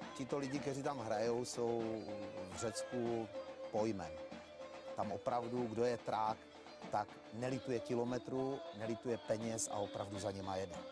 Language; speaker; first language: Czech; early bilingual, other home language; Greek